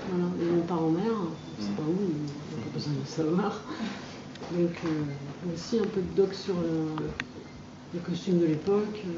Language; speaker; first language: French; native; French